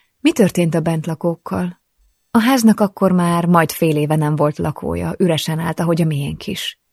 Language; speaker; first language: Hungarian; native; Hungarian